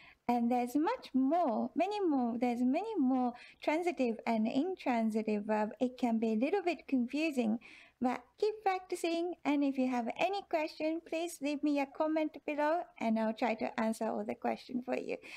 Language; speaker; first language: English; non-native, fluent; Japanese